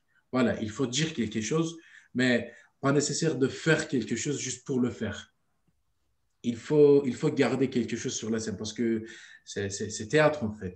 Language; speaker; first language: French; non-native, learner; Turkish